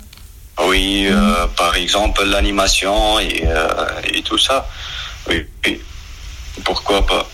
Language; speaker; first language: French; non-native, local second language; Arabic